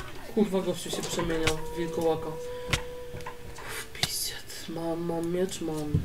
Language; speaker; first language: Polish; native; Polish